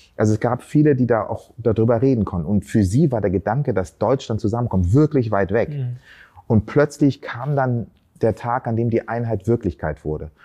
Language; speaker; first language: German; early bilingual, other home language; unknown